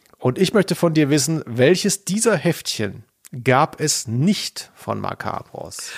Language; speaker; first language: German; native; German